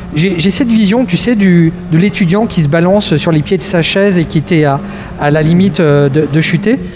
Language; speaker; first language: French; native; French